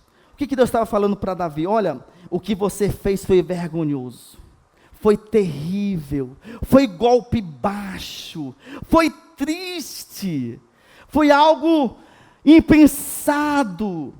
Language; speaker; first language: Portuguese; native; Portuguese